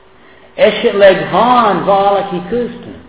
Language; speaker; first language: Hungarian; non-native, fluent; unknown